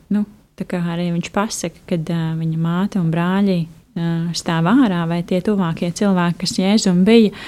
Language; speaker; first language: Latvian; native; Latvian